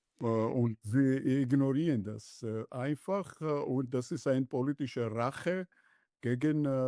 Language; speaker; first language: German; non-native, fluent; Georgian